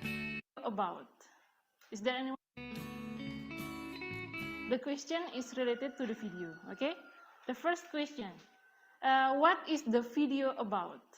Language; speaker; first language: English; non-native, learner; Indonesian